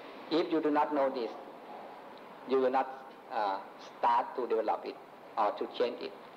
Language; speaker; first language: English; non-native, fluent; Thai